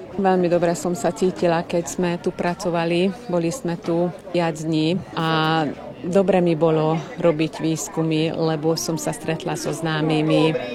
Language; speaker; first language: Slovak; early bilingual, heritage; Slovak